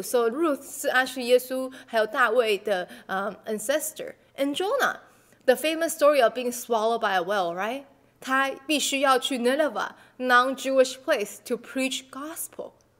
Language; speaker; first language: English; non-native, fluent; Chinese